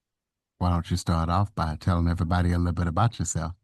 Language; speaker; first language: English; native; English